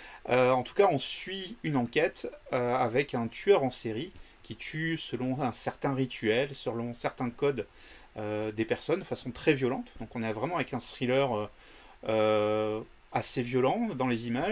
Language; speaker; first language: French; native; French